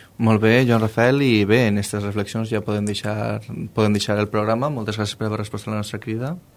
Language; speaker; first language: Catalan; native; Catalan